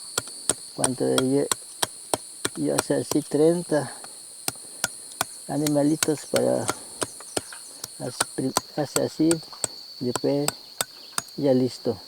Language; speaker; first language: Spanish; non-native, local second language; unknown